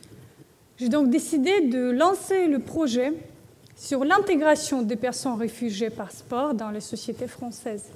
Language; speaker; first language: French; non-native, learner; Russian